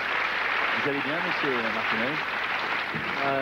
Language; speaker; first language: French; native; French